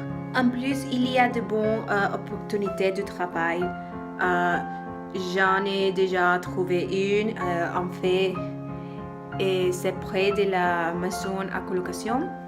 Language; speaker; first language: French; non-native, learner; Spanish